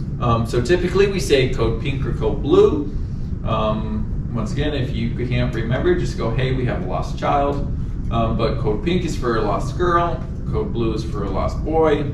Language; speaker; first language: English; native; English